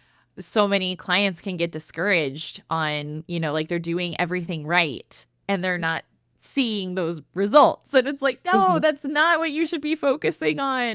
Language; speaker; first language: English; native; English